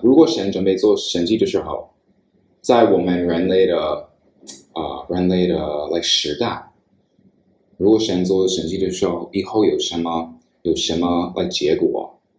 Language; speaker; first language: Chinese; non-native, fluent; English